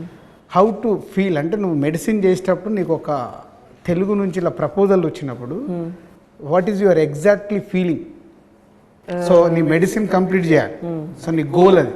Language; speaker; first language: Telugu; native; Telugu